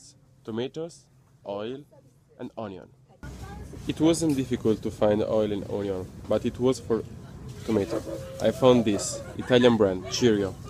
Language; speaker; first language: English; non-native, learner; Italian